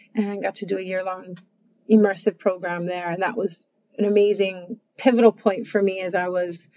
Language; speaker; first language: English; native; English